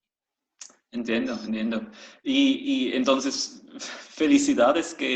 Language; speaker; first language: Spanish; non-native, fluent; German